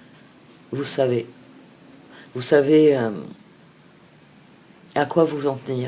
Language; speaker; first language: French; native; French